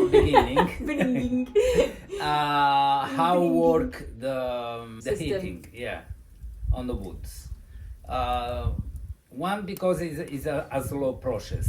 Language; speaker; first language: English; non-native, learner; Italian